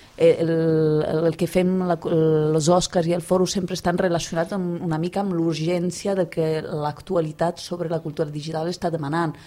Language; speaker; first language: Catalan; non-native, fluent; Italian